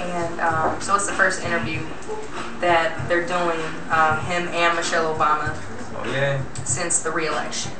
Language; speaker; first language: English; native; English